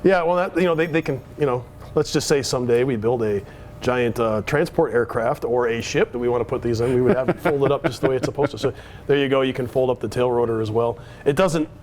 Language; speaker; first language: English; native; English